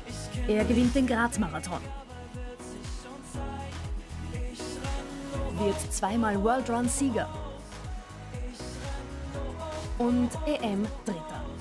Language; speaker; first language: German; native; German